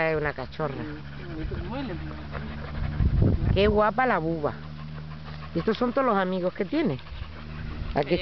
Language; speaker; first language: Spanish; native; Spanish